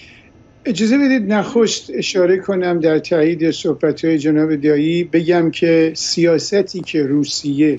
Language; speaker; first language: Persian; native; Persian